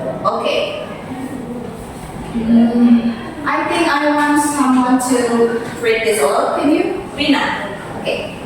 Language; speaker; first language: English; non-native, fluent; Indonesian